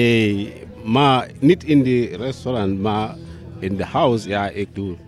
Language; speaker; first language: Dutch; non-native, learner; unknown